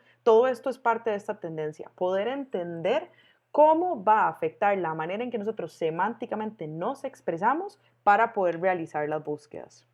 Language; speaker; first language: Spanish; native; Spanish